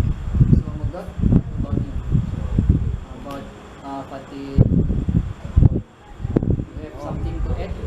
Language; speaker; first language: English; non-native, learner; Malay